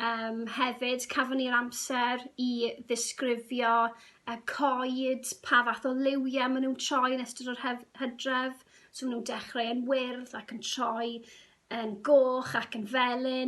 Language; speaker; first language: Welsh; non-native, local second language; English